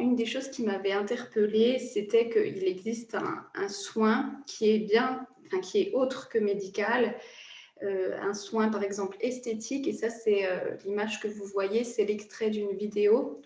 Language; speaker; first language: French; native; French